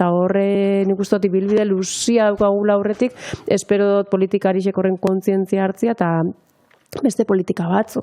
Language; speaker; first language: Basque; native; Basque